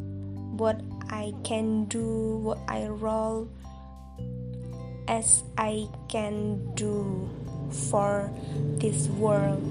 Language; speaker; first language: English; non-native, local second language; Indonesian